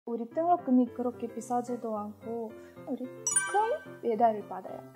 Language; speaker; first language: Korean; non-native, fluent; Russian